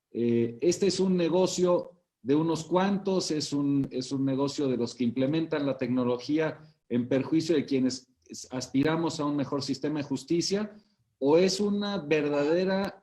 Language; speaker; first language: Spanish; native; Spanish